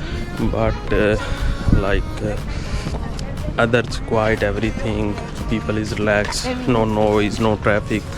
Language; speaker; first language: English; non-native, learner; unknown